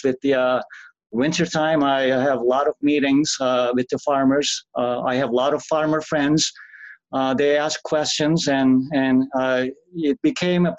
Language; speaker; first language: English; non-native, fluent; Turkish